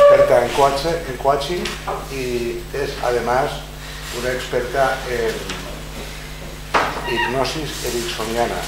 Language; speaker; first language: Spanish; native; Spanish